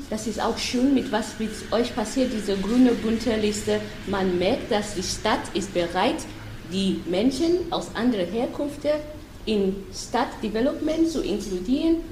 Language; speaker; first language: German; non-native, fluent; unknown